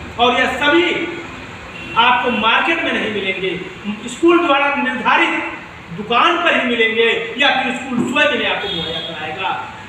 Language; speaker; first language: Hindi; native; Hindi